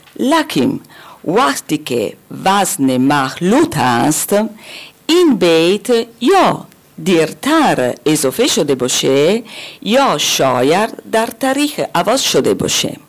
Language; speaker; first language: Persian; non-native, learner; German